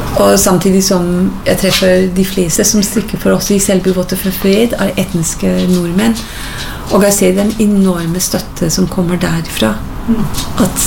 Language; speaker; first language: Norwegian; non-native, fluent; English